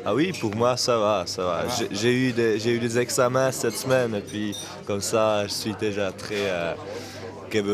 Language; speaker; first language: French; non-native, local second language; German